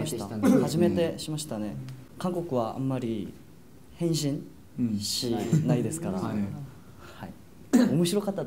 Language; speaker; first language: Japanese; non-native, learner; Korean